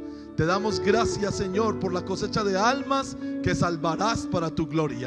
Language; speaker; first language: Spanish; native; Spanish